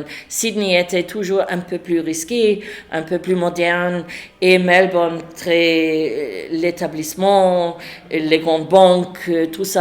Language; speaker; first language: French; non-native, fluent; English